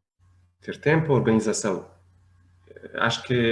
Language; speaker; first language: Portuguese; non-native, fluent; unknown